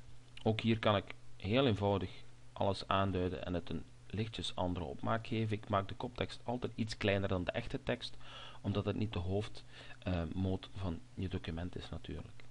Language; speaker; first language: Dutch; native; Dutch